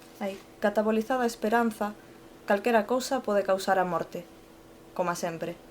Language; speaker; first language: Galician; non-native, local second language; Spanish